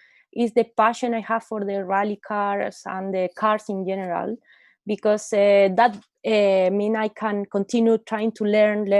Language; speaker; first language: English; non-native, learner; Spanish